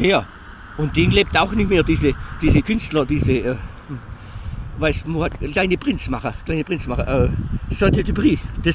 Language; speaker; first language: German; non-native, learner; Italian